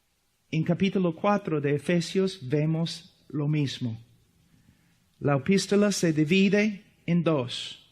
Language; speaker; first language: Spanish; non-native, fluent; English